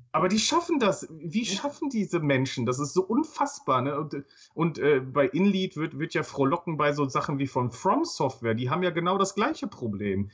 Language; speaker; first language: German; native; German